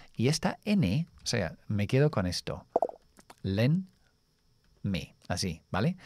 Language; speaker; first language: Spanish; non-native, fluent; English